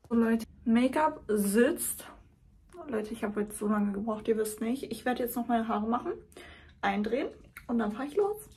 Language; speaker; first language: German; native; German